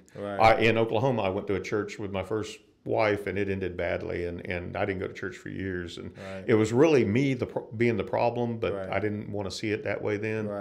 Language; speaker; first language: English; native; English